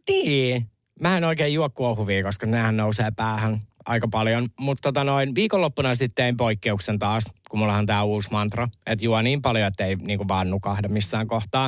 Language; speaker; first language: Finnish; native; Finnish